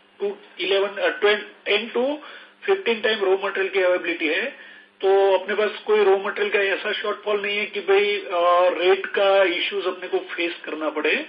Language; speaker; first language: Hindi; non-native, local second language; Gujarati